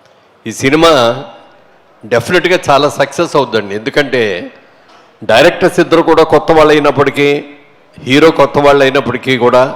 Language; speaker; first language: Telugu; native; Telugu